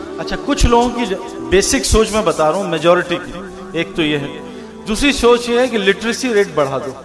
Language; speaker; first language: Urdu; native; Urdu